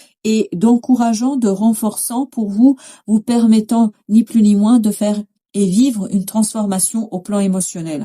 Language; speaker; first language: French; native; French